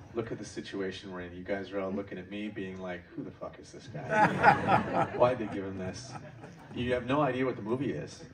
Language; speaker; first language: English; native; English